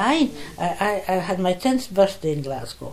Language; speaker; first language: English; non-native, fluent; Polish